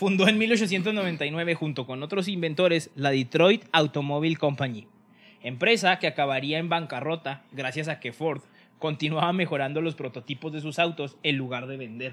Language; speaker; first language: Spanish; native; Spanish